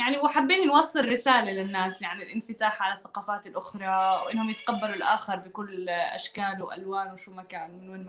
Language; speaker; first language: Arabic; native; Arabic